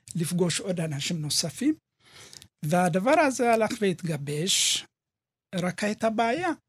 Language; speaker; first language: Hebrew; early bilingual, other home language; Amharic